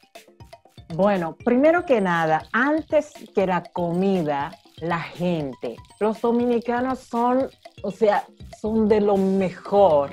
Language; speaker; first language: Spanish; non-native, fluent; Japanese